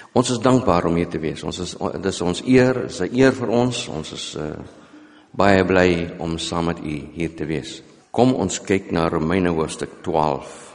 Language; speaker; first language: Afrikaans; non-native, local second language; English